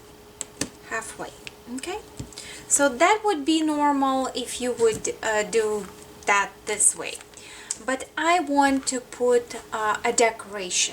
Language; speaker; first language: English; non-native, fluent; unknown